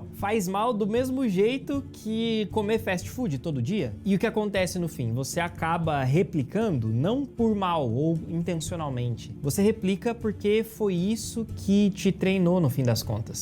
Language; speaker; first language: Portuguese; native; Portuguese